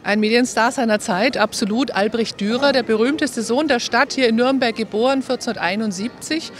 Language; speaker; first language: German; native; German